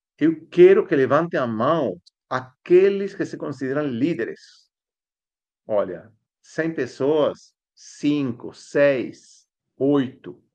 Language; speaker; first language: Portuguese; non-native, fluent; Spanish